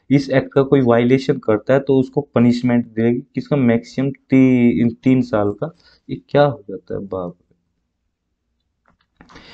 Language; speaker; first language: Hindi; native; Hindi